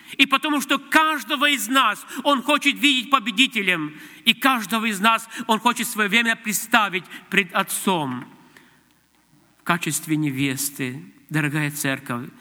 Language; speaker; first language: Russian; non-native, local second language; Ukrainian